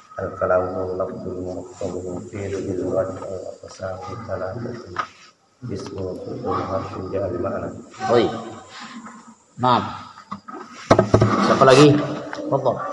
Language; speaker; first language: Arabic; non-native, fluent; Indonesian